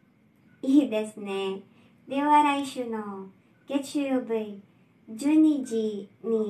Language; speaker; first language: Japanese; non-native, learner; Filipino